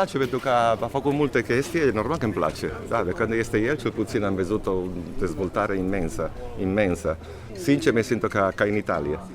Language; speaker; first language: Romanian; non-native, fluent; Italian